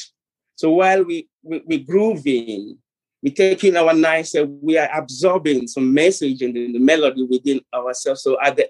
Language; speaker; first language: English; non-native, local second language; Ewe